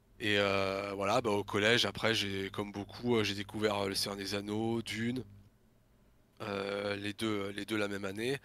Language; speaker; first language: French; native; French